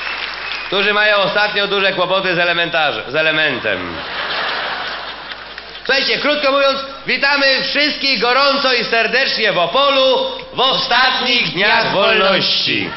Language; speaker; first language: Polish; native; Polish